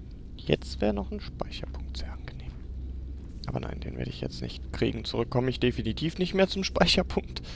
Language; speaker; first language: German; native; German